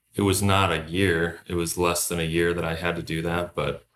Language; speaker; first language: English; native; English